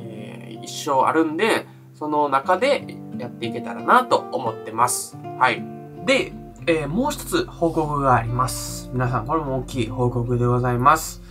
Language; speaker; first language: Japanese; native; Japanese